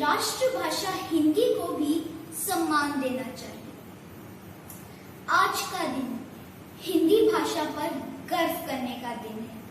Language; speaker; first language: Hindi; native; Hindi